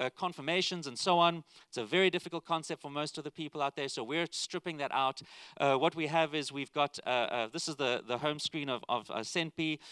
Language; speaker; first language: English; native; English